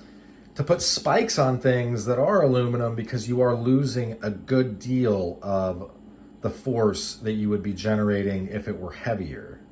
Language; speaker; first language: English; native; English